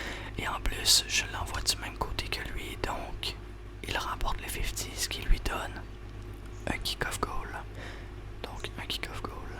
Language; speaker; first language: French; native; French